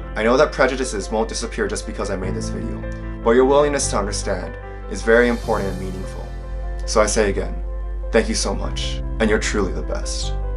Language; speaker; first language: English; native; English